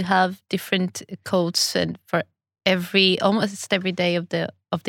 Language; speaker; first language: English; non-native, fluent; Spanish